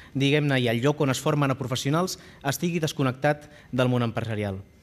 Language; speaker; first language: Catalan; native; Catalan